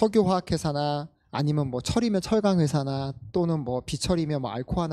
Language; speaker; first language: Korean; native; Korean